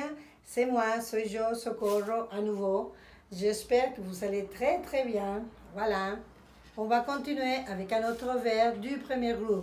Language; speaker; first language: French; non-native, fluent; Spanish